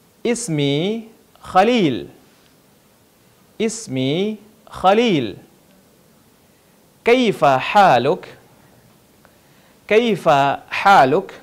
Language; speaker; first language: Arabic; non-native, fluent; Indonesian